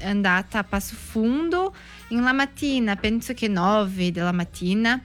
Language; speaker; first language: Italian; non-native, learner; Portuguese